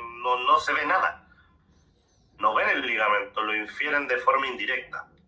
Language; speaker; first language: Spanish; native; Spanish